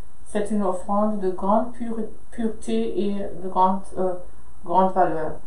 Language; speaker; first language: French; non-native, fluent; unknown